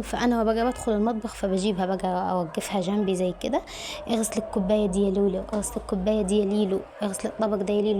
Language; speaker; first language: Arabic; native; Arabic